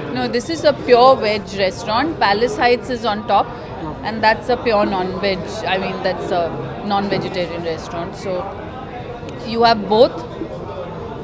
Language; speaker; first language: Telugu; non-native, learner; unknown